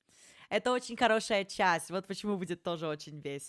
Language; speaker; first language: Russian; early bilingual, heritage; Russian